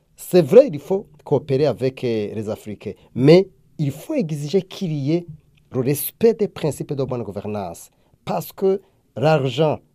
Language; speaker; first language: French; non-native, local second language; Rundi